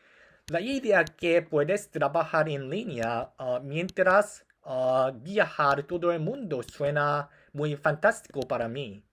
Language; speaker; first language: Spanish; non-native, learner; Korean